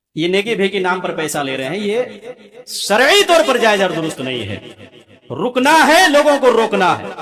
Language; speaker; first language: Urdu; non-native, local second language; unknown